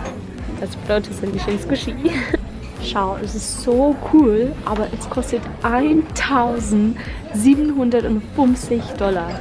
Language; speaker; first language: German; non-native, learner; English